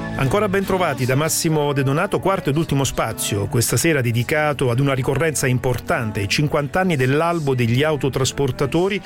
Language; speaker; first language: Italian; native; Italian